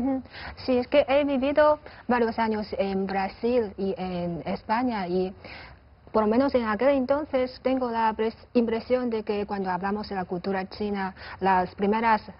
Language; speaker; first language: Spanish; non-native, fluent; Chinese